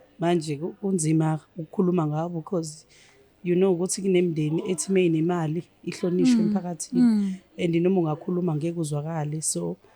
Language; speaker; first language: Zulu; native; Zulu